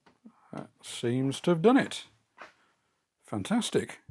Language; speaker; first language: English; native; English